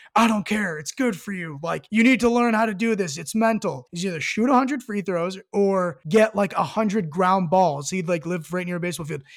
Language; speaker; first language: English; native; English